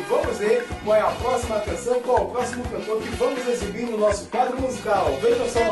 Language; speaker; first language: Portuguese; native; Portuguese